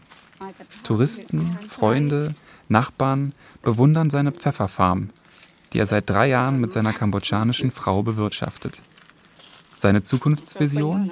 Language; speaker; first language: German; native; German